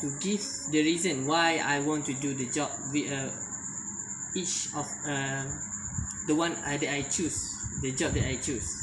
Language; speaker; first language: English; non-native, learner; Malay